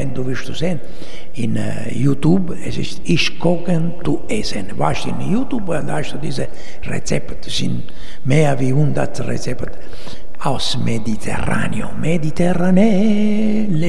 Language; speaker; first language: German; non-native, learner; Italian